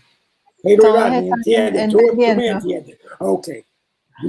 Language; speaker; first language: Spanish; non-native, learner; English